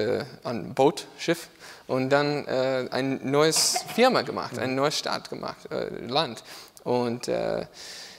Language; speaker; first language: German; non-native, learner; English